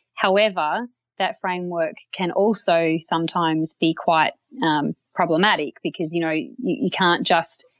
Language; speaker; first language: English; native; English